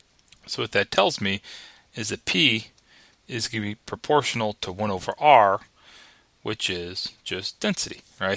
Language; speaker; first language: English; native; English